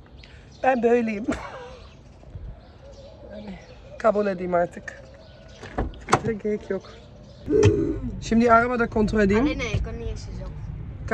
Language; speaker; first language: Turkish; early bilingual, heritage; Dutch